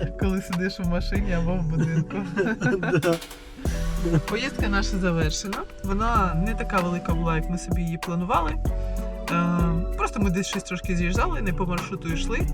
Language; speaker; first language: Ukrainian; native; Ukrainian